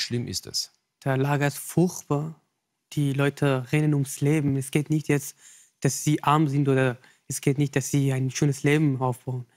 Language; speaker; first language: German; non-native, learner; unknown